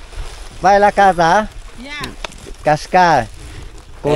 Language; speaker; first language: Portuguese; non-native, learner; Vietnamese